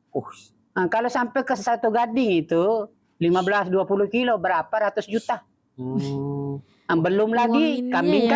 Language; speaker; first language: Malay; non-native, fluent; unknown